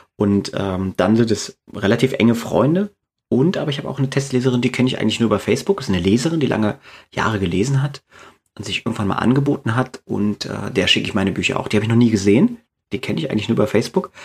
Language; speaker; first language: German; native; German